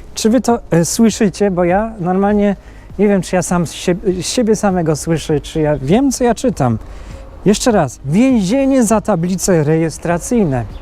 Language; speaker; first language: Polish; native; Polish